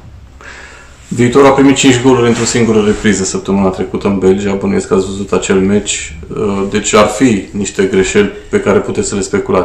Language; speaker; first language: Romanian; native; Romanian